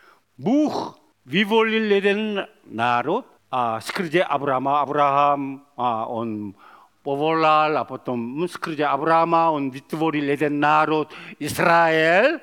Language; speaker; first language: Czech; non-native, learner; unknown